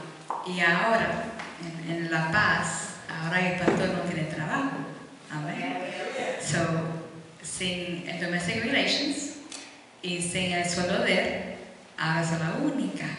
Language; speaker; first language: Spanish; early bilingual, heritage; Spanish